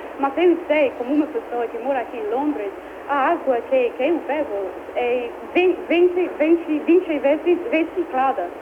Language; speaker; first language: Portuguese; non-native, fluent; English